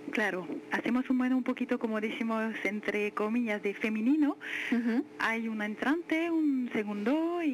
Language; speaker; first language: Spanish; non-native, fluent; French